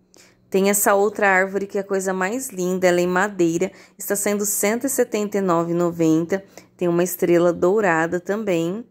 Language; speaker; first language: Portuguese; native; Portuguese